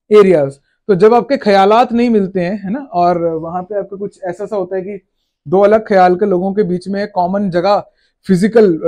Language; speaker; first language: Hindi; native; Hindi